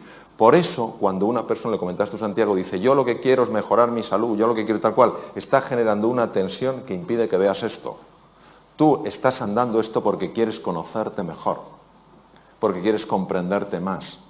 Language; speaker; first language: Spanish; native; Spanish